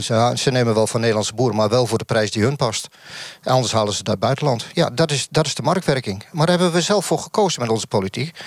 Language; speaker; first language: Dutch; native; Dutch